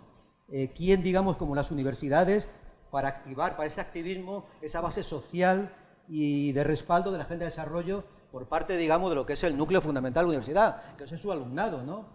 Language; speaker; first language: Spanish; native; Spanish